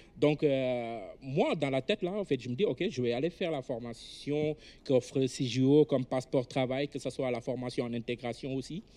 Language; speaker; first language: French; non-native, local second language; Wolof